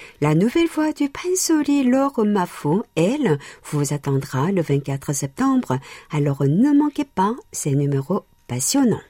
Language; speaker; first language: French; non-native, fluent; Korean